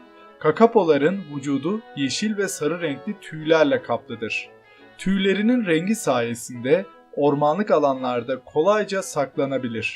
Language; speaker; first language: Turkish; native; Turkish